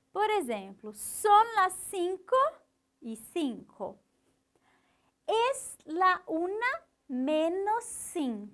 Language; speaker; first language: Spanish; non-native, fluent; Portuguese